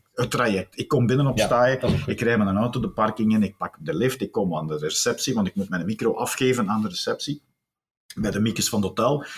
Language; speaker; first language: Dutch; native; Dutch